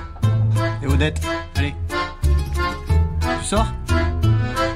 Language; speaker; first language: French; native; French